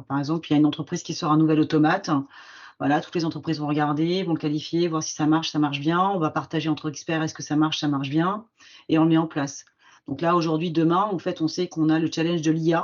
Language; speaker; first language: French; native; French